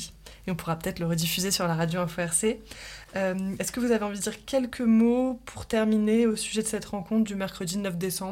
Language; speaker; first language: French; native; French